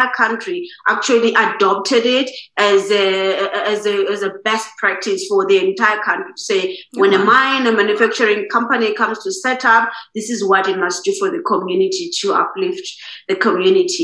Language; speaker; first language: English; non-native, local second language; Xhosa